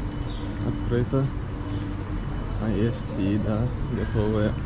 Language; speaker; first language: Russian; non-native, local second language; Chechen